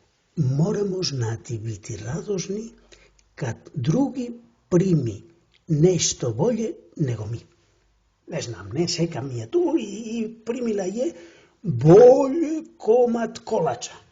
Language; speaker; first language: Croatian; non-native, fluent; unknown